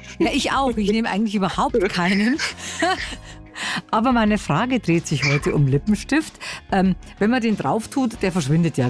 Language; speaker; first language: German; native; German